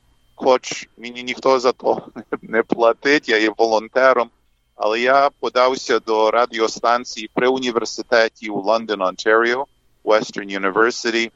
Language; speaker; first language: Ukrainian; early bilingual, heritage; English